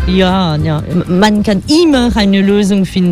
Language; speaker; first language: German; non-native, learner; French